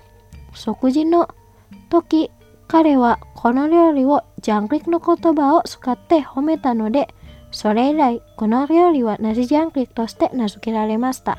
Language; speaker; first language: Japanese; non-native, fluent; Indonesian